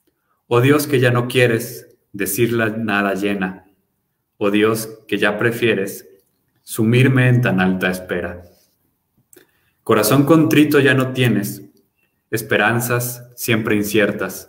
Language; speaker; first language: Spanish; native; Spanish